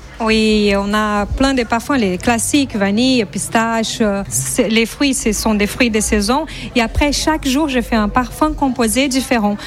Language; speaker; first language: French; non-native, fluent; Portuguese